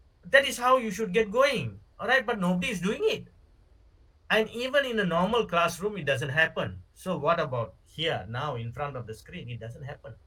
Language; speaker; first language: English; non-native, local second language; Tamil